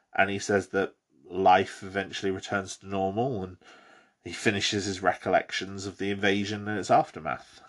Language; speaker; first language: English; native; English